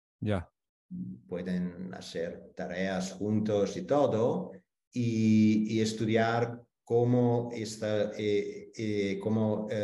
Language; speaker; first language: Spanish; non-native, fluent; Italian